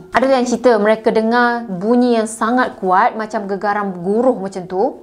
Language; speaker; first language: Malay; native; Malay